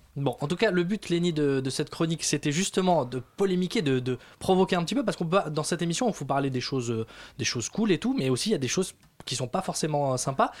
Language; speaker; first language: French; native; French